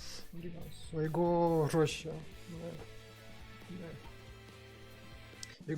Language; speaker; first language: Korean; non-native, learner; Russian